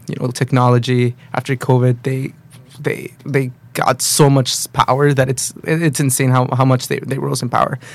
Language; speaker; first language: English; early bilingual, other home language; Spanish